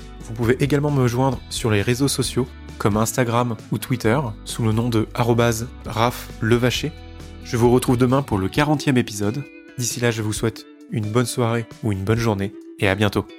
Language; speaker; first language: French; native; French